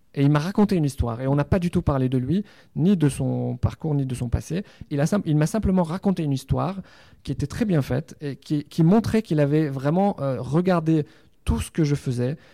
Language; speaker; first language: French; non-native, local second language; Arabic